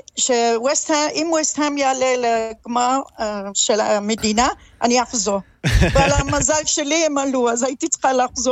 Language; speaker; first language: Hebrew; non-native, fluent; English